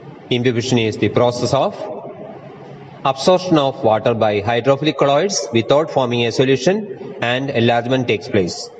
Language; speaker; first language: English; non-native, local second language; Malayalam